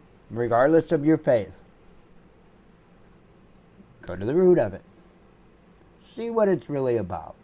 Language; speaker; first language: English; native; English